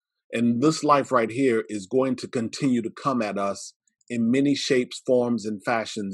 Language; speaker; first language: English; native; English